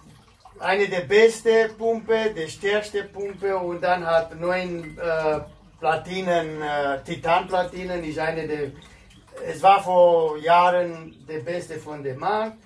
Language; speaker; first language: German; non-native, fluent; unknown